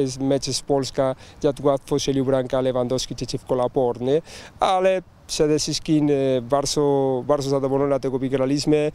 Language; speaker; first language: Polish; non-native, learner; Spanish